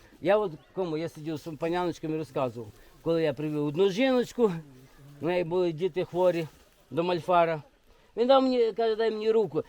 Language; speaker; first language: Ukrainian; native; Ukrainian